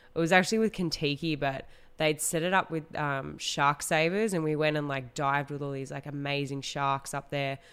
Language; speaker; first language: English; native; English